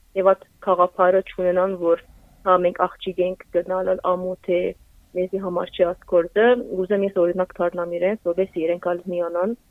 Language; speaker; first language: Armenian; early bilingual, heritage; Armenian